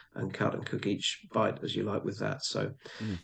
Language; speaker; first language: English; native; English